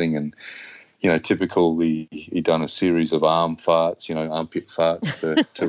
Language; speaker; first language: English; native; English